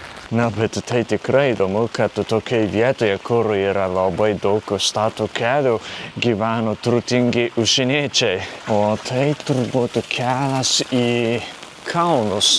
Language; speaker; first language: Lithuanian; non-native, fluent; Japanese